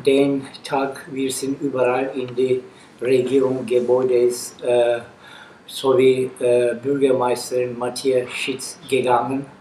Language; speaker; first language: German; non-native, learner; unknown